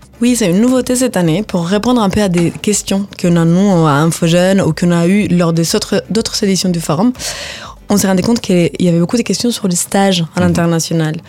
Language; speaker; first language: French; non-native, fluent; Spanish